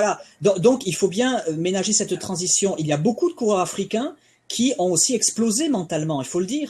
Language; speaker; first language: French; native; French